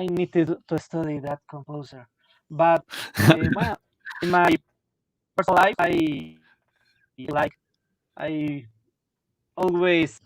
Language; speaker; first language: English; non-native, local second language; Spanish